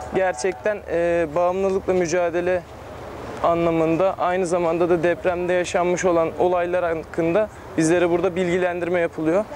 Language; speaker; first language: Turkish; native; Turkish